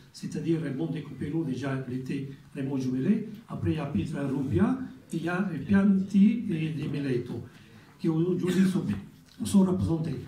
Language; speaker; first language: French; non-native, fluent; Italian